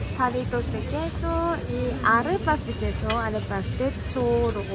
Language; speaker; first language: Spanish; non-native, learner; Japanese